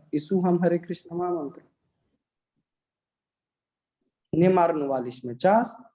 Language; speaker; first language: Polish; non-native, learner; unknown